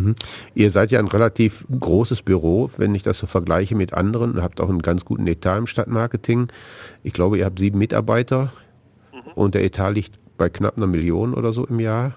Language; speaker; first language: German; native; German